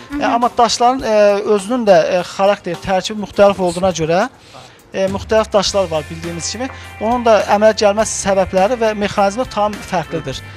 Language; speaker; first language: Azerbaijani; native; Azerbaijani